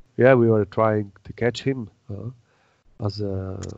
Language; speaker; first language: English; non-native, fluent; Czech